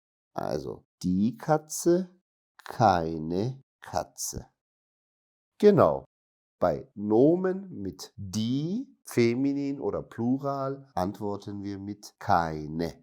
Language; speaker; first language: German; non-native, fluent; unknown